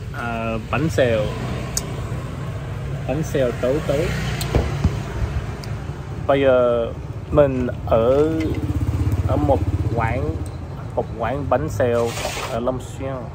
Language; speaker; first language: Vietnamese; non-native, learner; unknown